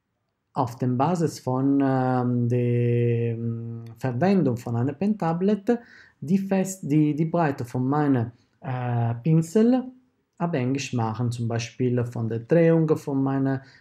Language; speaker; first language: German; non-native, fluent; Italian